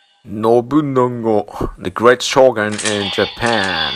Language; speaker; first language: English; non-native, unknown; Japanese